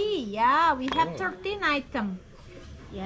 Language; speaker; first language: English; non-native, learner; Balinese